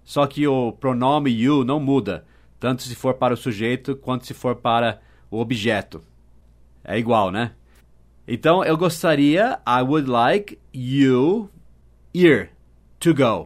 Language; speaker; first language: Portuguese; non-native, fluent; English